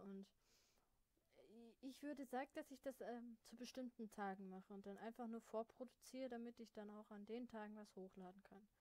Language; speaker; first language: German; native; German